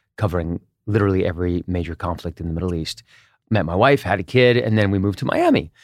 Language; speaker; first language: English; early bilingual, other home language; Hebrew